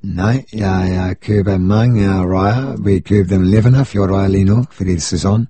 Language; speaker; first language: Danish; non-native, fluent; English